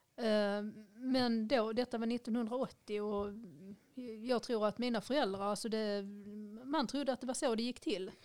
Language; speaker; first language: Swedish; native; Swedish